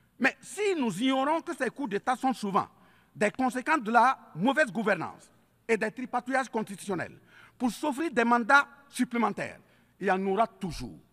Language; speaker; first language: French; native; French